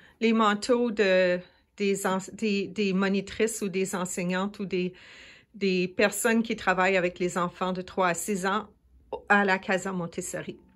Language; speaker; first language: French; native; French